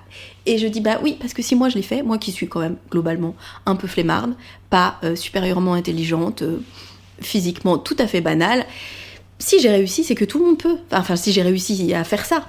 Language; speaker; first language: French; native; French